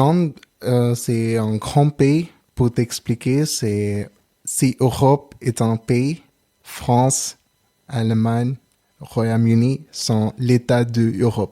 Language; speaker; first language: French; non-native, learner; Telugu